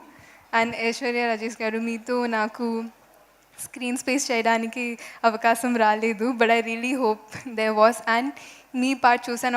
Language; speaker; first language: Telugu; non-native, local second language; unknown